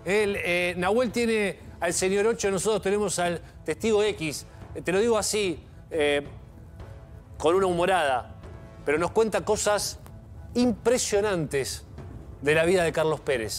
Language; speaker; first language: Spanish; native; Spanish